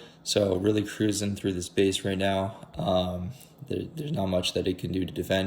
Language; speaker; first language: English; native; English